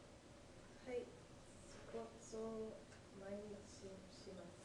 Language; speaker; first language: Japanese; non-native, learner; English